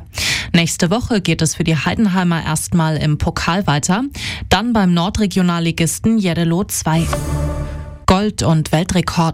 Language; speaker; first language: German; native; German